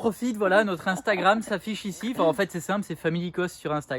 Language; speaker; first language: French; native; French